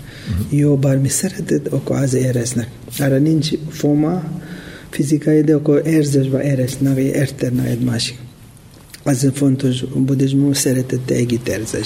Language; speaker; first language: Hungarian; non-native, learner; Tibetan